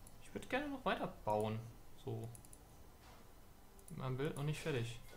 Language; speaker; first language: German; native; German